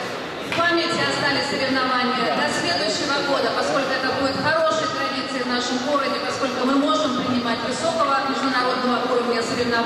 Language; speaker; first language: Russian; native; Russian